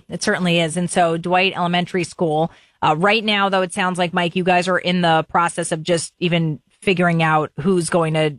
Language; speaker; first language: English; native; English